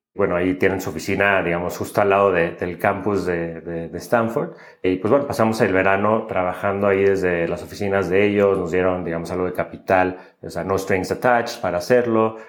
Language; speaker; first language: Spanish; native; Spanish